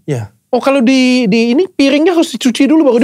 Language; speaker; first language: Indonesian; native; Indonesian